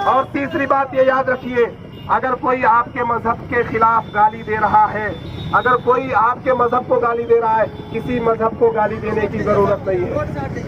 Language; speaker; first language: Hindi; native; Hindi